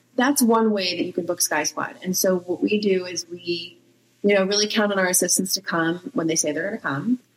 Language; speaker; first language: English; native; English